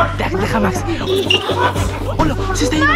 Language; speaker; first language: Spanish; native; Spanish